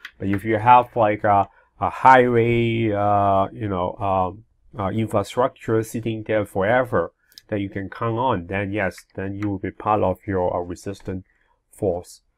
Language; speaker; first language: English; non-native, fluent; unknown